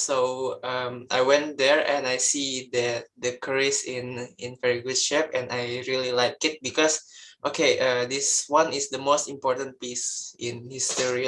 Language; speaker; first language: English; non-native, learner; Indonesian